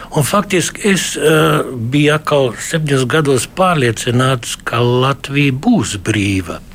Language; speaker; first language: Latvian; early bilingual, heritage; Latvian